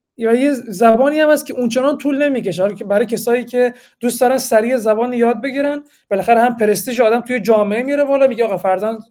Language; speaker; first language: Persian; native; Persian